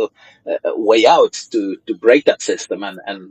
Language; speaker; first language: English; non-native, fluent; Dutch